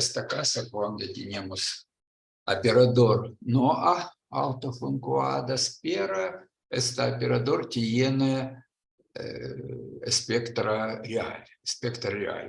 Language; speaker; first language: Spanish; non-native, learner; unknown